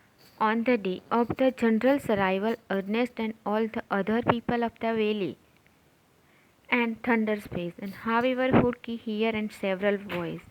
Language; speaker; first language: English; non-native, local second language; Gujarati